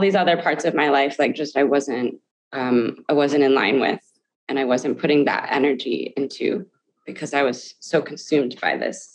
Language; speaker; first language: English; native; English